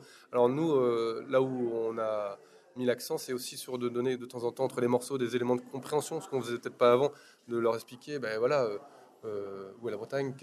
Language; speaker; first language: French; native; French